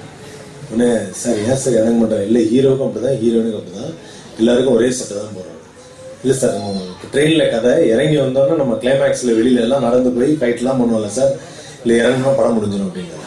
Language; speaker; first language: Tamil; native; Tamil